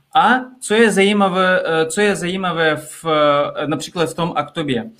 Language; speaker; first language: Czech; non-native, fluent; Russian